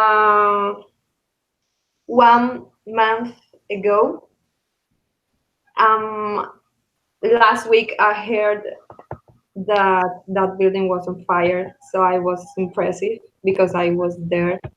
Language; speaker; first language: English; non-native, learner; Spanish